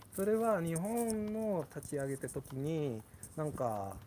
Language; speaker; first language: Japanese; non-native, learner; English